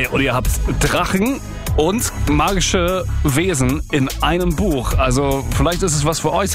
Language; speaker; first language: German; native; German